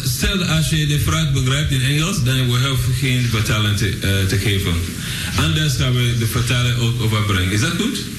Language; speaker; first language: Dutch; non-native, learner; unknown